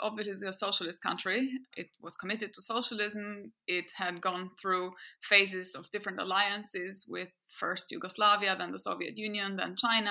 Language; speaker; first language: English; non-native, fluent; French